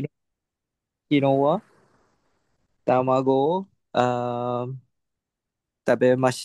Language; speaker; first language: Japanese; non-native, learner; Malay